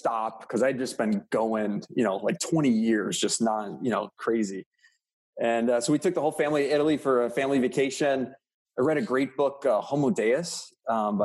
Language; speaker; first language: English; native; English